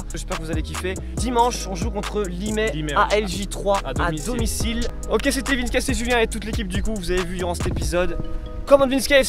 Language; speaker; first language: French; native; French